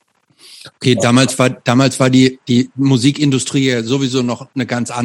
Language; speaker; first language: German; native; German